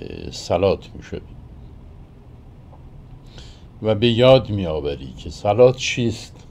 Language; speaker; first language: Persian; native; Persian